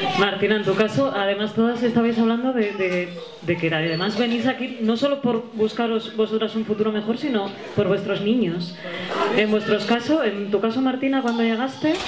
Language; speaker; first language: Spanish; native; Spanish